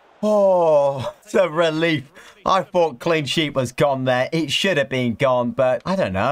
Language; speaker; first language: English; native; English